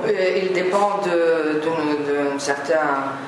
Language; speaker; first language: French; non-native, fluent; Lithuanian